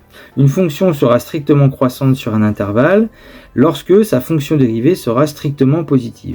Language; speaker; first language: French; native; French